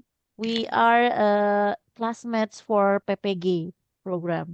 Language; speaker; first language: English; non-native, fluent; Indonesian